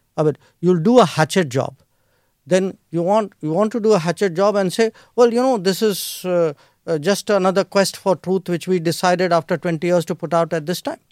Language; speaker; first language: English; non-native, local second language; Hindi